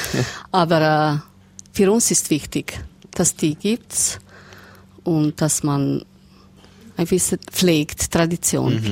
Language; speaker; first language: German; non-native, learner; Serbian